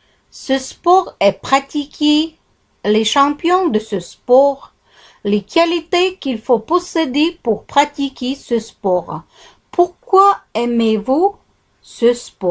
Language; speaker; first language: French; non-native, fluent; Kazakh